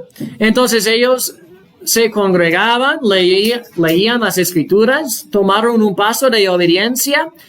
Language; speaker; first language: Spanish; non-native, fluent; English